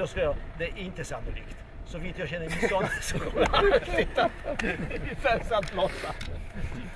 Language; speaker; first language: Swedish; non-native, fluent; Polish